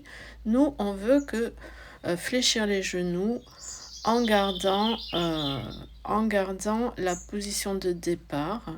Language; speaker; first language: French; native; French